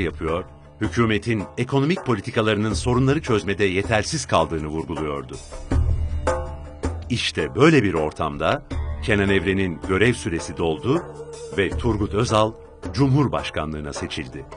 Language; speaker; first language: Turkish; native; Turkish